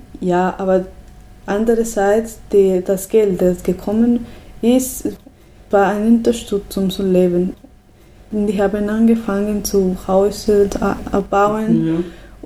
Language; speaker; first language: German; non-native, learner; Spanish